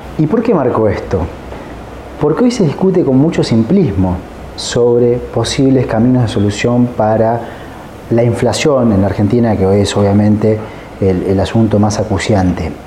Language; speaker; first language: Spanish; native; Spanish